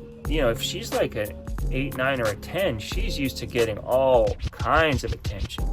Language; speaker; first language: English; native; English